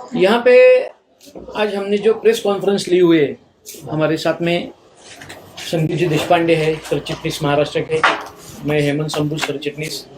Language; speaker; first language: Hindi; non-native, local second language; Marathi